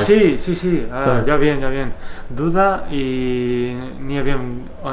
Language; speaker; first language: Polish; non-native, learner; Spanish